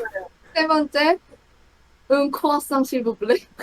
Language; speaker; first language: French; non-native, learner; Korean